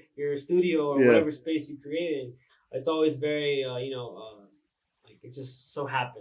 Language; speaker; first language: English; native; English